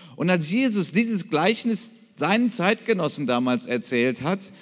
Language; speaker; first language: German; native; German